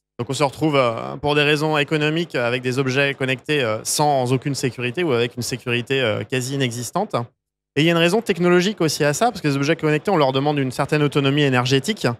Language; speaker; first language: French; native; French